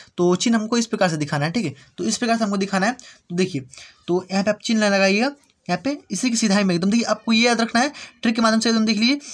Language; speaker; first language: Hindi; native; Hindi